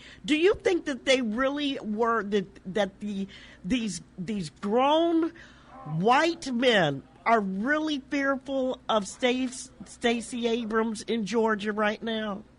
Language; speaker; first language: English; native; English